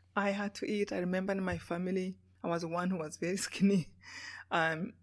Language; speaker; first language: English; non-native, local second language; Kinyarwanda